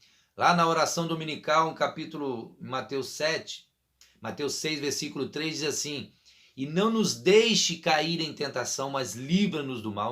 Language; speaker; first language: Portuguese; native; Portuguese